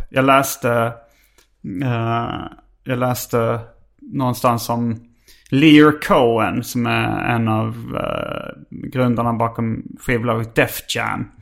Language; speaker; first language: Swedish; native; Swedish